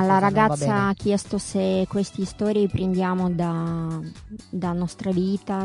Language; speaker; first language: Italian; non-native, learner; Russian